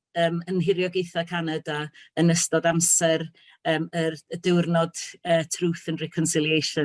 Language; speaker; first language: Welsh; native; Welsh